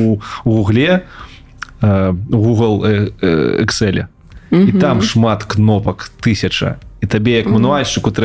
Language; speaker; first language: Belarusian; non-native, local second language; Russian